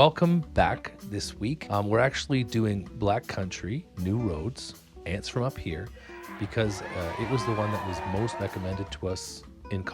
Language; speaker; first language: English; native; English